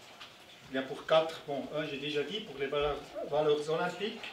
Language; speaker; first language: French; non-native, local second language; German